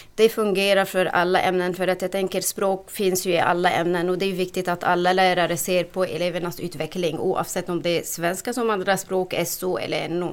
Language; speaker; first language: Swedish; non-native, fluent; Arabic